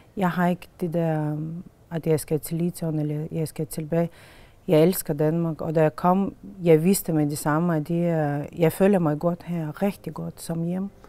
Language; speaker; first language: Danish; non-native, fluent; Lithuanian